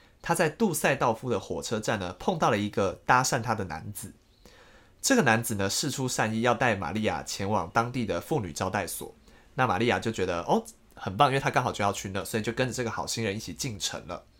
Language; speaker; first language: Chinese; native; Chinese